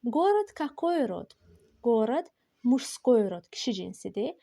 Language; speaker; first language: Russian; non-native, local second language; Azerbaijani